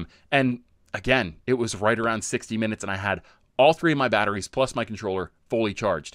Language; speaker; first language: English; native; English